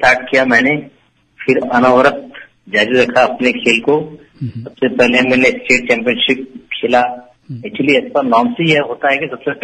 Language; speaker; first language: Hindi; native; Hindi